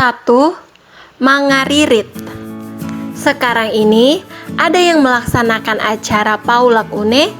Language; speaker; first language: Indonesian; native; Indonesian